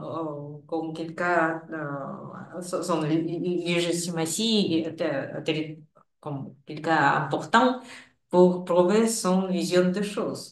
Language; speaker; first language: French; non-native, fluent; Russian